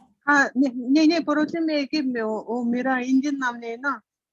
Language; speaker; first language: Hindi; non-native, fluent; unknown